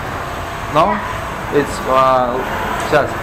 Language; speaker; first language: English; non-native, learner; Russian